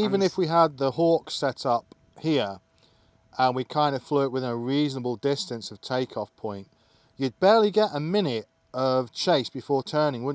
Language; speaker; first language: English; native; English